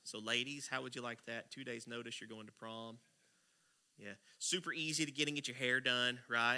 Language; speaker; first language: English; native; English